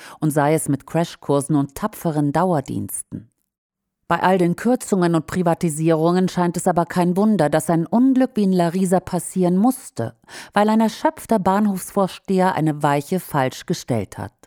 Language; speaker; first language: German; native; German